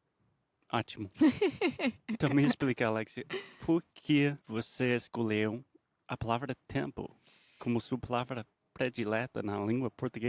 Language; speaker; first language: Portuguese; non-native, fluent; English